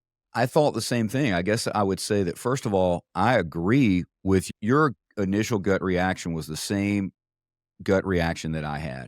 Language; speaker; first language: English; native; English